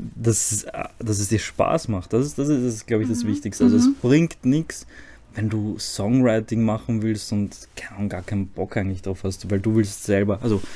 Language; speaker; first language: German; early bilingual, other home language; Croatian